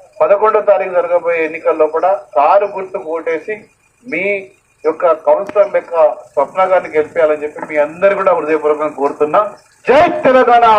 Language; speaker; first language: Telugu; native; Telugu